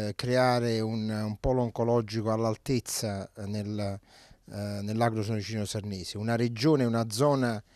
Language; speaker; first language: Italian; native; Italian